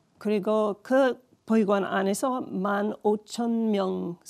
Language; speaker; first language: Korean; non-native, learner; English